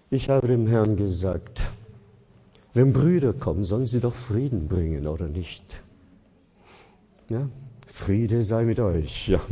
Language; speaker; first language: German; non-native, fluent; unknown